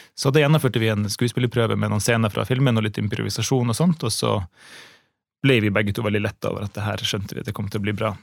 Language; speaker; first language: Norwegian; native; Norwegian